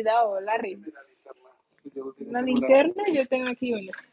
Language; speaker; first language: Spanish; native; Spanish